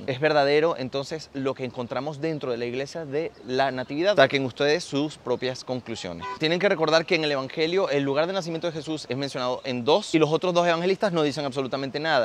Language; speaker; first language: Spanish; native; Spanish